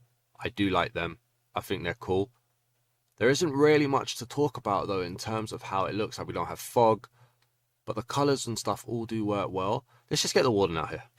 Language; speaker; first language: English; native; English